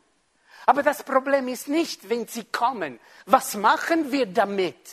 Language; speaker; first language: German; non-native, fluent; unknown